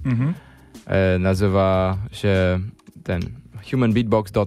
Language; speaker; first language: Polish; non-native, learner; English